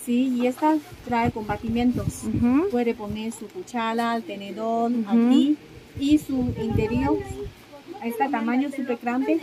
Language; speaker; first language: Spanish; non-native, learner; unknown